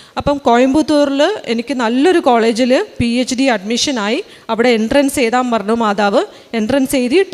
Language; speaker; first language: Malayalam; early bilingual, heritage; Malayalam